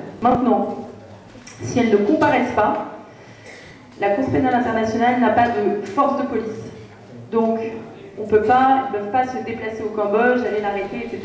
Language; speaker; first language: French; native; French